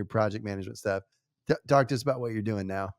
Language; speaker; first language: English; native; English